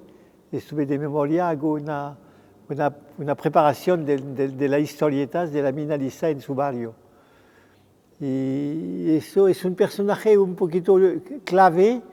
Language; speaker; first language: Spanish; non-native, fluent; French